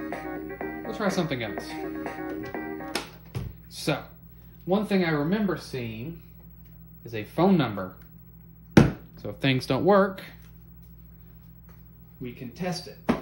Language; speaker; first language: English; native; English